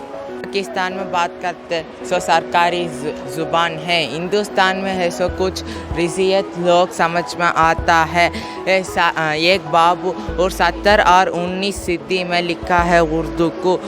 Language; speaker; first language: Hindi; non-native, learner; Tamil